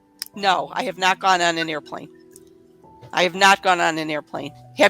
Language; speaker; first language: English; native; English